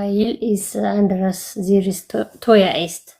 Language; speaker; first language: German; non-native, learner; Amharic